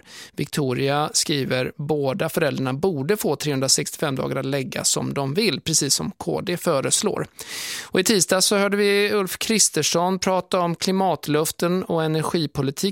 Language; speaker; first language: Swedish; native; Swedish